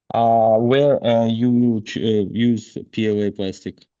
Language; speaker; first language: English; non-native, learner; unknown